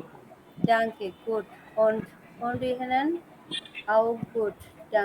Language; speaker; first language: German; non-native, learner; Bangla